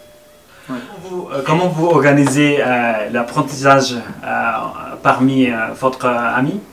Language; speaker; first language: French; non-native, learner; Indonesian